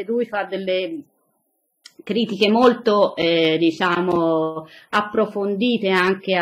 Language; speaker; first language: Italian; native; Italian